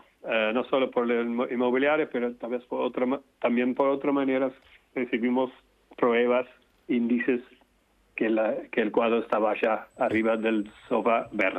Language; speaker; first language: Spanish; non-native, fluent; Dutch